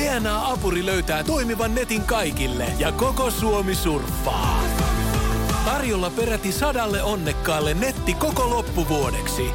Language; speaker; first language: Finnish; native; Finnish